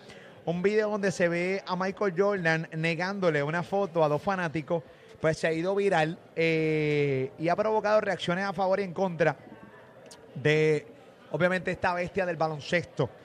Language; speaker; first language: Spanish; native; Spanish